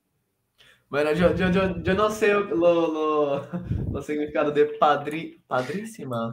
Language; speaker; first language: Spanish; non-native, local second language; Portuguese